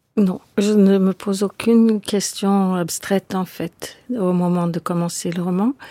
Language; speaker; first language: French; non-native, fluent; English